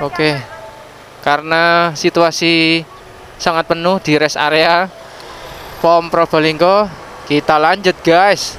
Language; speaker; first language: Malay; non-native, local second language; Javanese